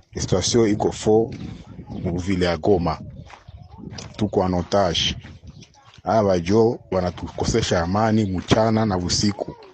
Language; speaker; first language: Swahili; native; Swahili